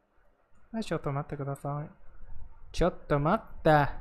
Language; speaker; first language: Japanese; non-native, learner; Hindi